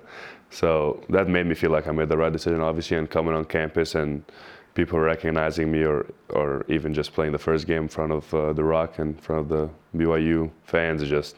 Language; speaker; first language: English; non-native, fluent; Arabic